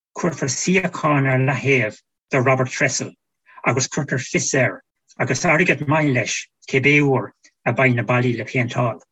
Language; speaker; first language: Irish; native; Irish